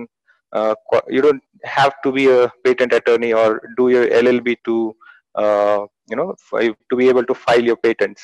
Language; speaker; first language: English; non-native, local second language; Marathi